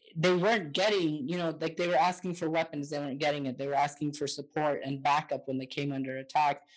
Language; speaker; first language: English; native; English